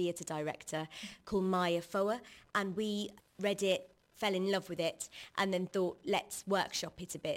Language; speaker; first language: English; native; English